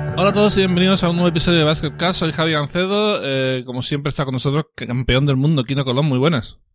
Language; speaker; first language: Spanish; native; Spanish